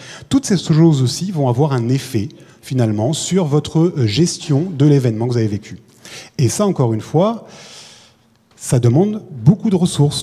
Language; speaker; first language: French; native; French